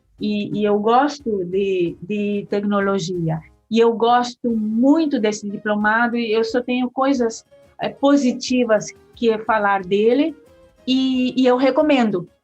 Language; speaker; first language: Portuguese; early bilingual, heritage; Portuguese